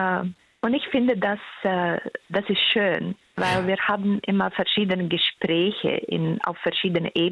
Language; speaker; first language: German; non-native, fluent; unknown